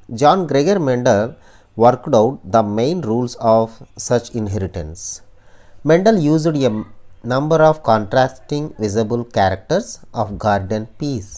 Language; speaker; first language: English; non-native, local second language; Telugu